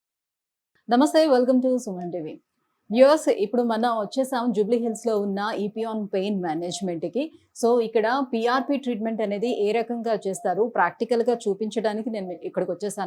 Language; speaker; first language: Telugu; native; Telugu